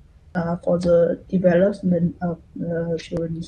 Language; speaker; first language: English; non-native, learner; Vietnamese